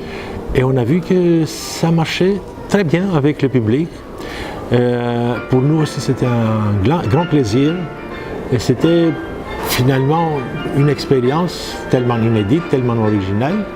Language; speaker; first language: French; non-native, fluent; Greek